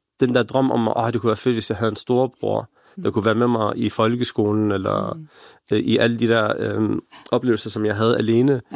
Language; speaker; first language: Danish; early bilingual, other home language; Arabic